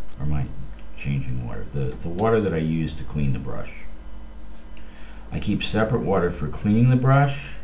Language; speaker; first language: English; native; English